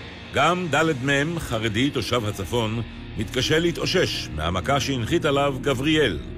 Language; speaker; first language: Hebrew; native; Hebrew